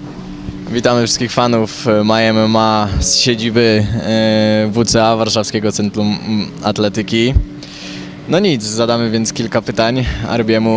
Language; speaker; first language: Polish; native; Polish